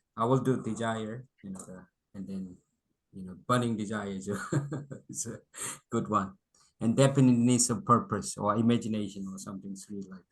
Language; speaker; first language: English; non-native, local second language; Korean